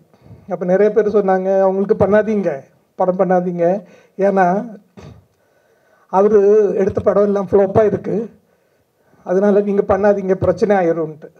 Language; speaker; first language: Tamil; non-native, fluent; Malayalam